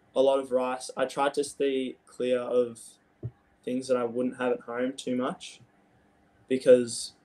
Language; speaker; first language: English; native; English